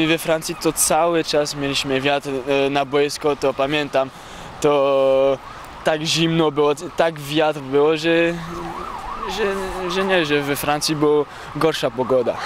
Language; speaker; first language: Polish; early bilingual, heritage; French